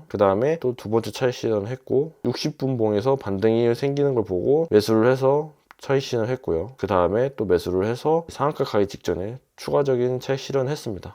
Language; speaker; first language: Korean; native; Korean